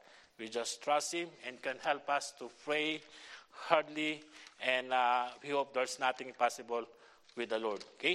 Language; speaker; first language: English; non-native, local second language; Filipino